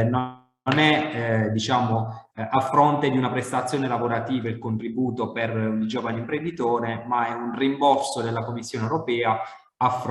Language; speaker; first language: Italian; native; Italian